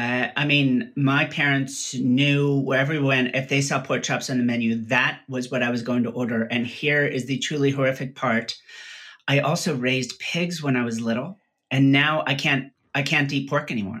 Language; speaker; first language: English; native; English